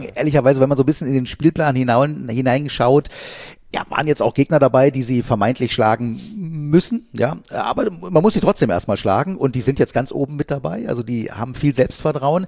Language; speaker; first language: German; native; German